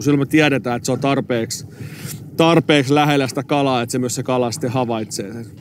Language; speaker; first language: Finnish; native; Finnish